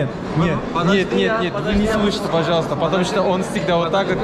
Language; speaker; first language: Russian; non-native, learner; Turkish